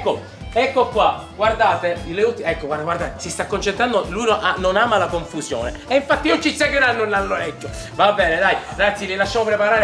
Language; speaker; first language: Italian; native; Italian